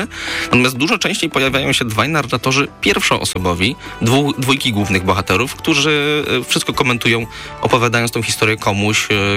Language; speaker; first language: Polish; native; Polish